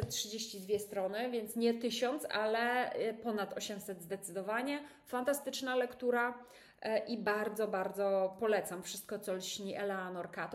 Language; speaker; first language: Polish; native; Polish